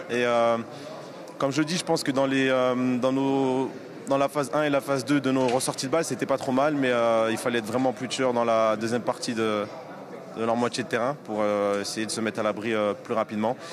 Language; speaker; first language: French; native; French